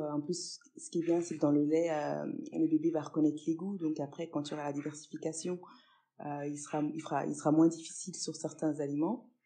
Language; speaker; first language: French; early bilingual, other home language; Fula